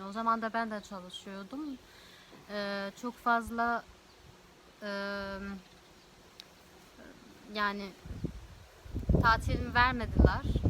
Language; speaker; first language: Turkish; non-native, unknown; Arabic